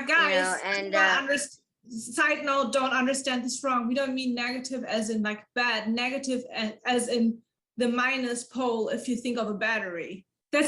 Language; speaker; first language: English; non-native, fluent; German